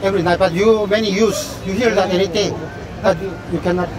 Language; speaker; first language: English; non-native, learner; Korean